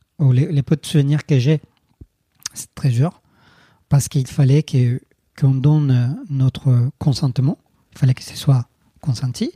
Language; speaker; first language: French; non-native, fluent; Spanish